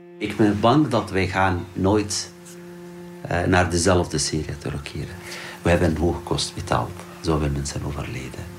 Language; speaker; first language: Dutch; non-native, learner; Arabic